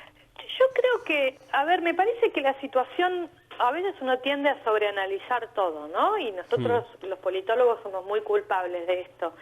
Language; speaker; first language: Spanish; native; Spanish